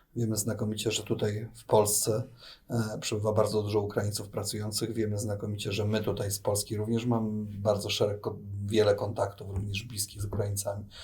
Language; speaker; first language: Polish; native; Polish